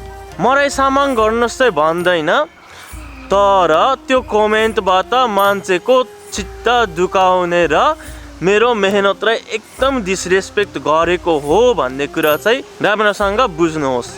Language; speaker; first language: Nepali; non-native, fluent; Japanese